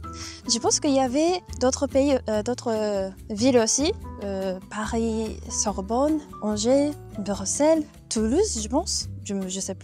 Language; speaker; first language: French; non-native, fluent; Japanese